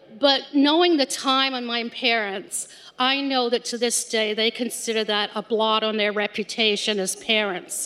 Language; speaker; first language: English; native; English